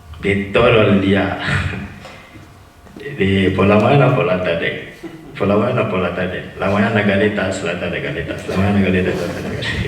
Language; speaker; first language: Spanish; non-native, fluent; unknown